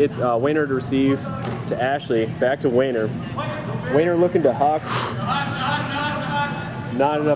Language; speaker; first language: English; native; English